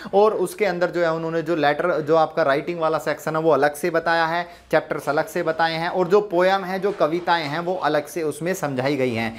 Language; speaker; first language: Hindi; native; Hindi